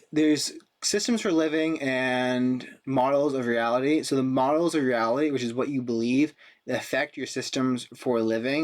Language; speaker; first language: English; native; English